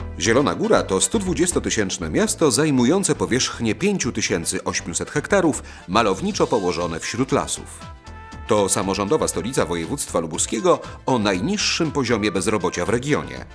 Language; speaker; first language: Polish; native; Polish